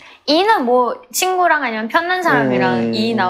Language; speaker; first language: Korean; non-native, fluent; Chinese